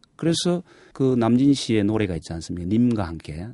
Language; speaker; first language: Korean; native; Korean